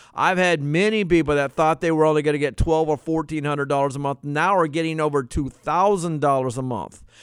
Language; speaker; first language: English; native; English